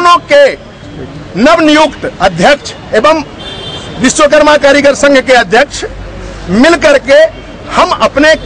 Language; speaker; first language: Hindi; native; Hindi